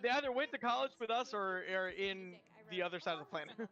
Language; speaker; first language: English; native; English